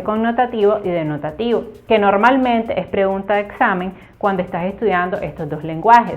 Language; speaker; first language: Spanish; native; Spanish